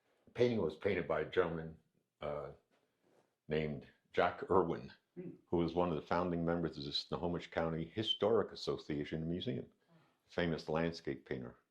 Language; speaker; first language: English; native; English